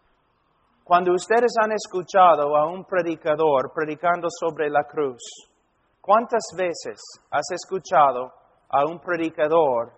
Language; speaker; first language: Spanish; non-native, fluent; English